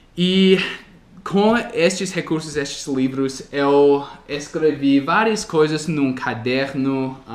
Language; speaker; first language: Portuguese; non-native, fluent; English